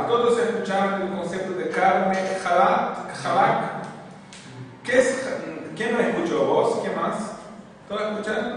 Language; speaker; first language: Spanish; non-native, fluent; Portuguese